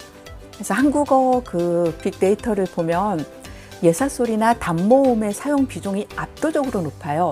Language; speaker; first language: Korean; native; Korean